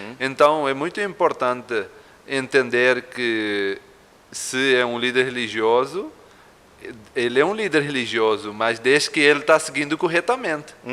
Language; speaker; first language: Portuguese; non-native, fluent; Urdu